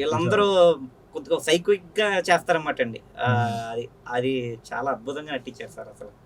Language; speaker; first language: Telugu; native; Telugu